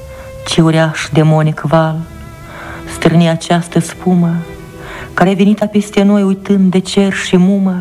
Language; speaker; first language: Romanian; native; Romanian